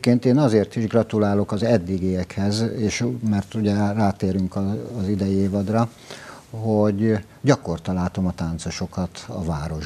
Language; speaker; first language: Hungarian; native; Hungarian